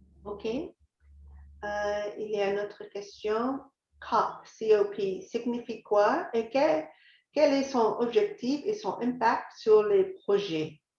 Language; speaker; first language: French; non-native, fluent; English